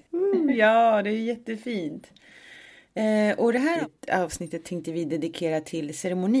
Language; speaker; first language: Swedish; native; Swedish